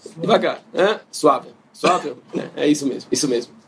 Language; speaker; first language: Portuguese; non-native, fluent; Hebrew